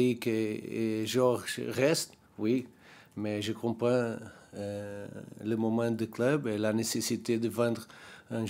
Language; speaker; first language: French; non-native, learner; Portuguese